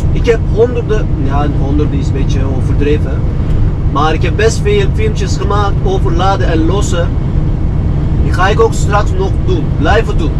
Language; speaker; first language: Dutch; non-native, fluent; Turkish